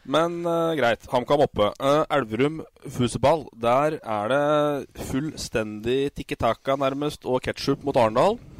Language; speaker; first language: Norwegian; native; Norwegian